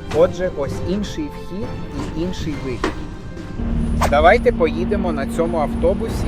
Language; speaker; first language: Ukrainian; non-native, learner; English